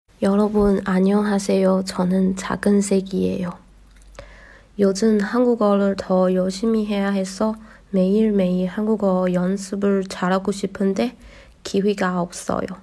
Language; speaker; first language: Korean; non-native, learner; Chinese